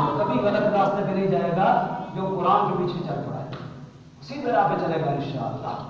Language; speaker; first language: Urdu; non-native, local second language; Punjabi